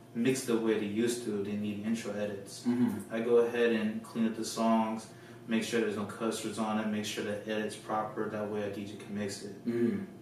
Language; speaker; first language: English; early bilingual, other home language; Filipino